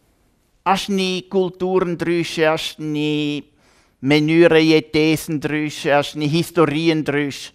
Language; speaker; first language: Albanian; non-native, learner; German